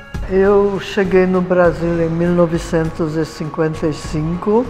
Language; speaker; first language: Portuguese; non-native, fluent; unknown